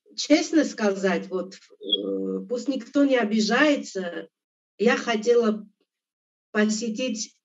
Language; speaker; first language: Russian; non-native, local second language; Armenian